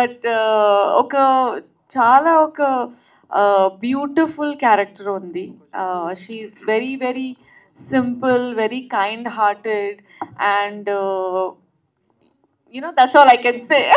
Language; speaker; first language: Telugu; non-native, local second language; Hindi